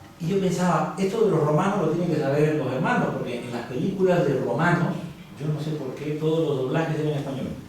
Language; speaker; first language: Spanish; native; Spanish